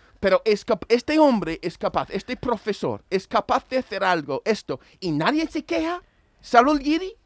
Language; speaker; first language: Spanish; non-native, fluent; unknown